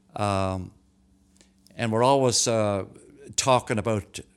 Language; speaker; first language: English; native; English